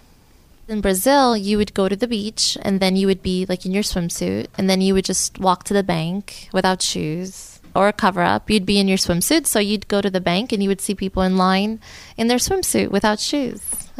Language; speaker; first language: English; early bilingual, other home language; Portuguese